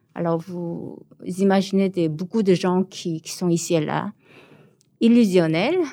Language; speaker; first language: French; early bilingual, other home language; Korean